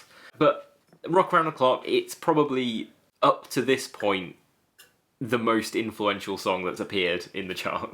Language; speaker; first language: English; native; English